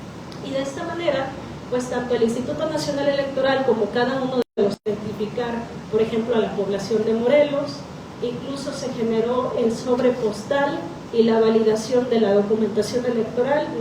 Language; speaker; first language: Spanish; native; Spanish